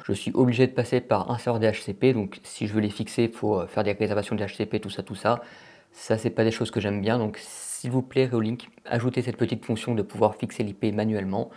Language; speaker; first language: French; native; French